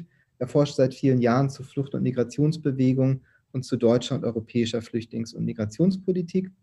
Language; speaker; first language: German; native; German